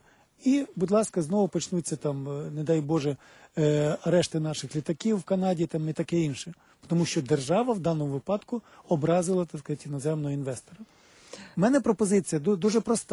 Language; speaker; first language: Ukrainian; native; Ukrainian